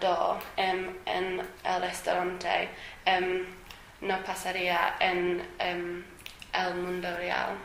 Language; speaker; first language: Spanish; non-native, learner; English